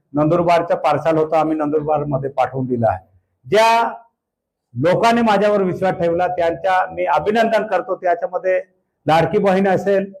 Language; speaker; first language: Marathi; non-native, local second language; Bhili